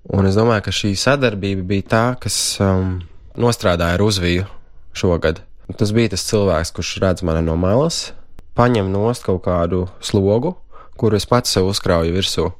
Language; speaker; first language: Latvian; native; Latvian